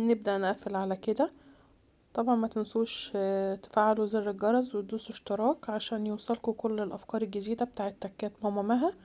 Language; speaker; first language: Arabic; native; Arabic